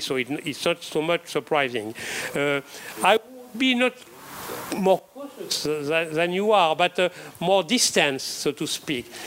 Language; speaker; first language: English; non-native, fluent; French